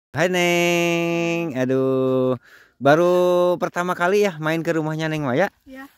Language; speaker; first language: Indonesian; non-native, local second language; Sundanese